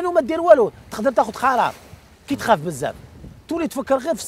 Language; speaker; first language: Arabic; native; Arabic